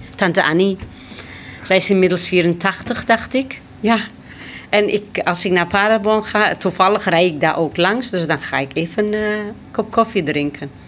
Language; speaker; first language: Dutch; early bilingual, other home language; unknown